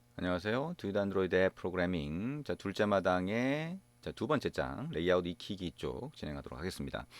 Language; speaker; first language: Korean; native; Korean